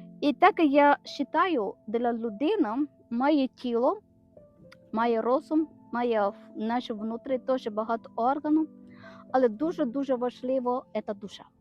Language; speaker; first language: Ukrainian; non-native, learner; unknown